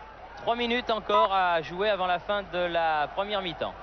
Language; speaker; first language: French; native; French